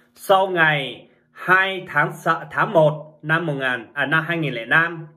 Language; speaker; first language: Vietnamese; native; Vietnamese